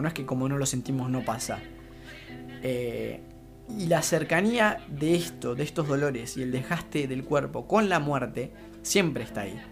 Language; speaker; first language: Spanish; native; Spanish